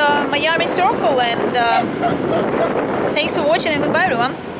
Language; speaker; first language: English; non-native, fluent; Russian